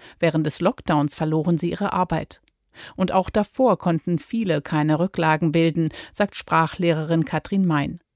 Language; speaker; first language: German; native; German